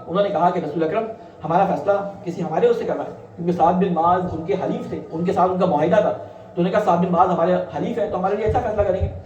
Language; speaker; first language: Urdu; native; Urdu